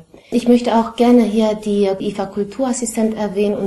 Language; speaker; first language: German; non-native, fluent; Romanian